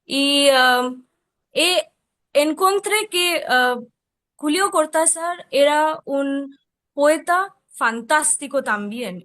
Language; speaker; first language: Spanish; non-native, fluent; Bangla